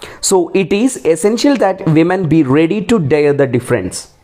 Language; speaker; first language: English; non-native, local second language; Malayalam